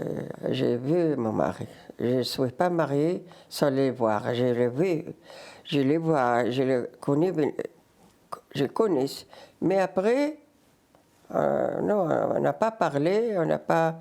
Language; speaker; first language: French; non-native, learner; Riffian